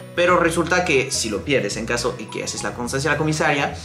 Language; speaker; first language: Spanish; non-native, fluent; French